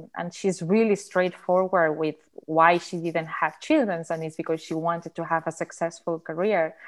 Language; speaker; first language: English; non-native, fluent; Spanish